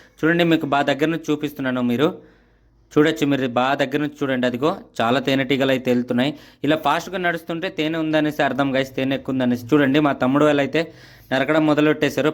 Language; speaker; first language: Telugu; native; Telugu